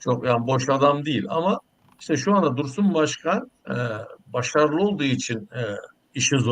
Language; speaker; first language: Turkish; native; Turkish